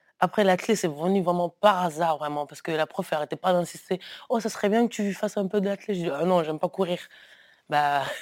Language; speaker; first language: French; early bilingual, other home language; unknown